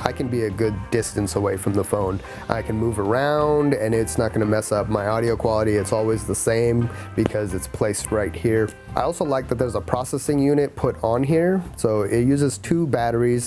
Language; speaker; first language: English; native; English